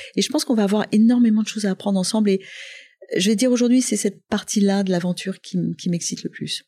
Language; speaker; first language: French; non-native, local second language; Arabic